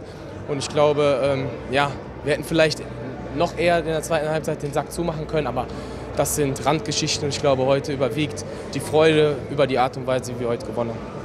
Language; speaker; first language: German; native; German